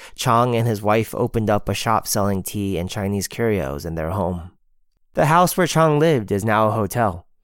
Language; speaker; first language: English; native; English